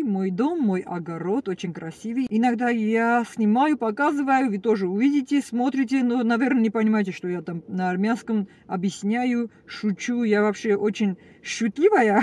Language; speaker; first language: Russian; non-native, learner; Armenian